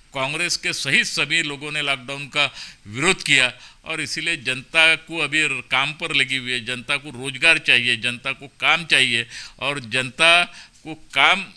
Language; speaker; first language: Hindi; non-native, local second language; Marathi